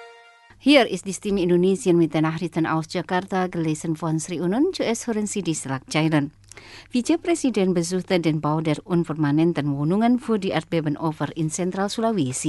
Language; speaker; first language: German; non-native, fluent; Indonesian